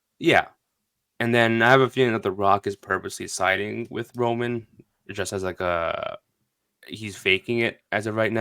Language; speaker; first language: English; native; English